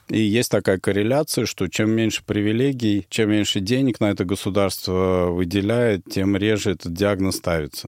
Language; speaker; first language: Russian; native; Russian